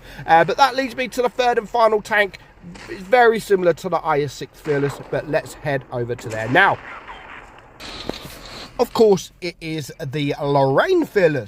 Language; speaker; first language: English; native; English